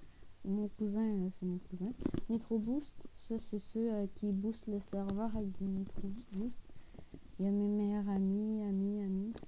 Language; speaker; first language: French; native; French